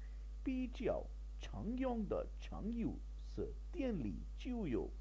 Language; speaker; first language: Chinese; non-native, learner; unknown